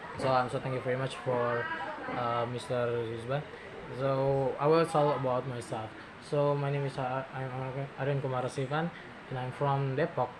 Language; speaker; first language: English; non-native, learner; Indonesian